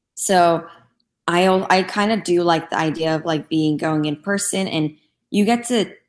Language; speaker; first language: English; non-native, fluent; Turkish